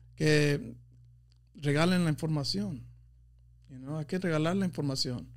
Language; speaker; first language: Spanish; early bilingual, heritage; Spanish